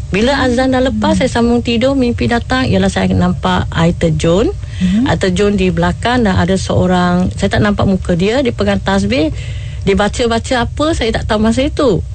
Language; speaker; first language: Malay; non-native, local second language; Chinese